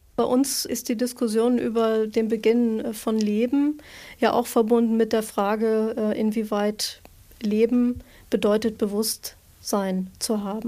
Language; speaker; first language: German; native; German